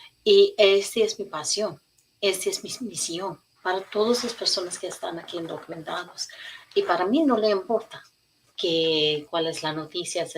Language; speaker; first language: Spanish; non-native, learner; English